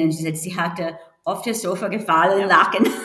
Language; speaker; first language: German; non-native, learner; English